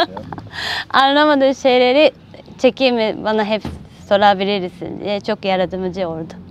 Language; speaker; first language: Turkish; non-native, learner; Japanese